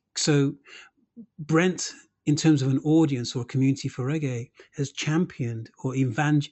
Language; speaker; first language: English; native; English